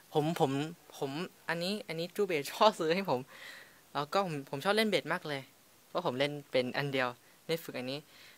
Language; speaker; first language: Thai; native; Thai